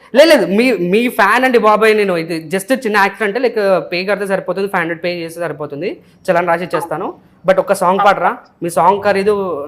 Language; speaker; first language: Telugu; native; Telugu